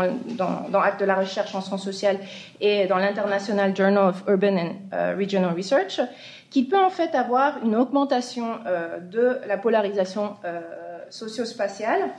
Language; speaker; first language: French; native; French